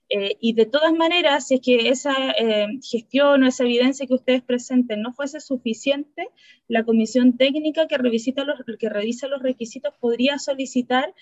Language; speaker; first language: Spanish; native; Spanish